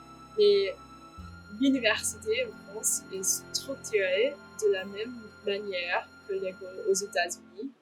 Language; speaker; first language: French; non-native, fluent; English